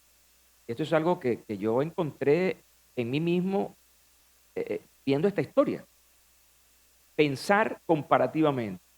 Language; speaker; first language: Spanish; native; Spanish